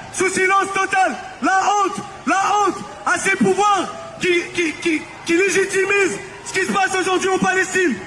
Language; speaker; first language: French; non-native, local second language; Arabic